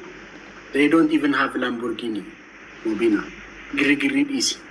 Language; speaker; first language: English; non-native, learner; Oromo